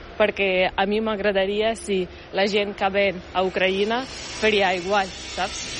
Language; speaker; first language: Catalan; non-native, fluent; Ukrainian